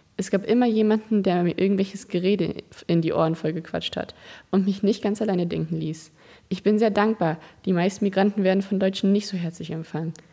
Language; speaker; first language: German; native; German